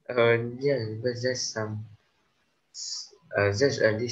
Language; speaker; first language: English; non-native, learner; Vietnamese